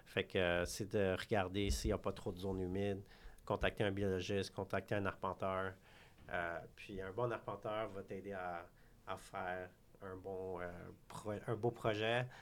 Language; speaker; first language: French; early bilingual, other home language; Khmer